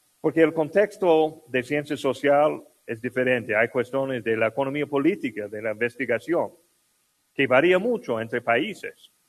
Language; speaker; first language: Spanish; non-native, fluent; English